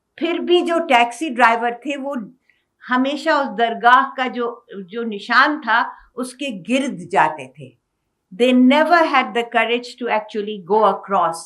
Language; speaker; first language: Urdu; native; Urdu